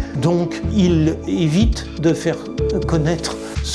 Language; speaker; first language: French; native; French